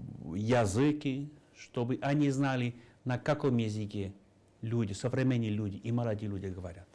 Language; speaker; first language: Russian; non-native, fluent; Finnish